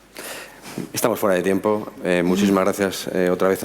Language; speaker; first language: Spanish; native; Spanish